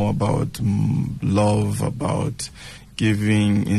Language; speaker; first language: English; non-native, fluent; Tsonga